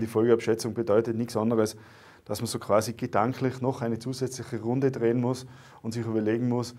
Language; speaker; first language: German; native; German